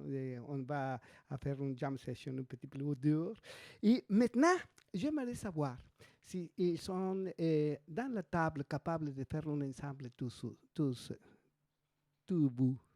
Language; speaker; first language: French; non-native, learner; Spanish